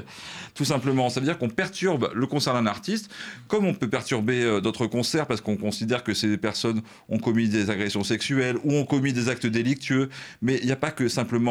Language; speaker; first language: French; native; French